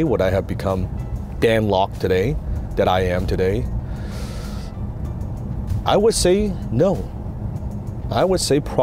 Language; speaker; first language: English; non-native, local second language; Cantonese